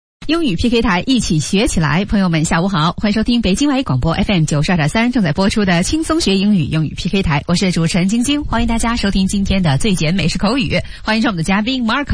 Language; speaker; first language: Chinese; native; Chinese